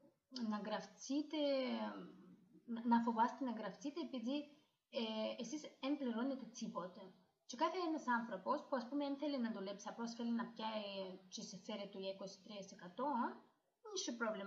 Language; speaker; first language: Greek; non-native, learner; Russian